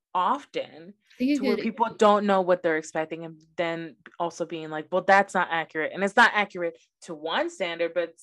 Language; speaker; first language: English; early bilingual, other home language; Spanish